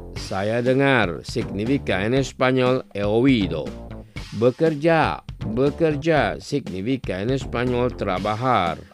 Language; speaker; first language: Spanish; non-native, fluent; Indonesian